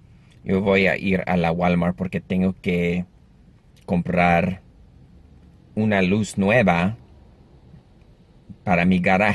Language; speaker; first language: Spanish; early bilingual, heritage; Spanish